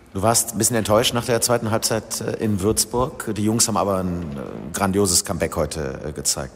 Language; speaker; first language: German; native; German